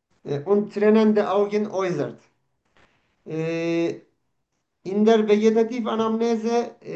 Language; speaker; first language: German; non-native, learner; Turkish